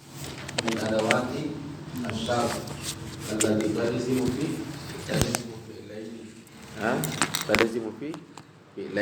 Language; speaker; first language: Arabic; non-native, fluent; Indonesian